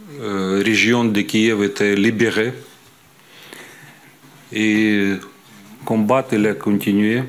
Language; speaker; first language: French; non-native, fluent; Ukrainian